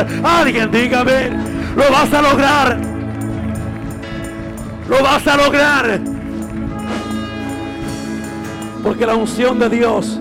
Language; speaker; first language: Spanish; native; Spanish